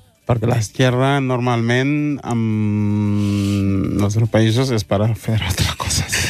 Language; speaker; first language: Catalan; non-native, learner; Mandingo